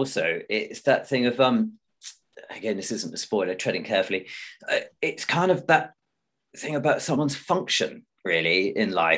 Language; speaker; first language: English; native; English